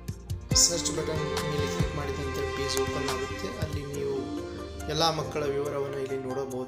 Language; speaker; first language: Kannada; native; Kannada